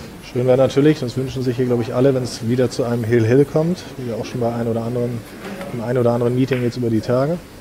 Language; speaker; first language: German; native; German